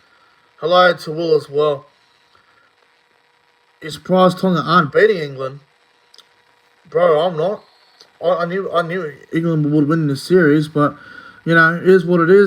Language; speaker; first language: English; native; English